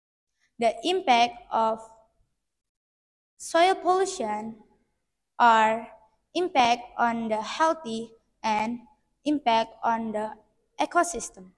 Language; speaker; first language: English; non-native, learner; Indonesian